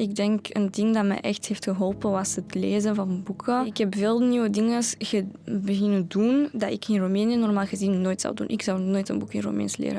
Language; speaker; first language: Dutch; early bilingual, other home language; Romanian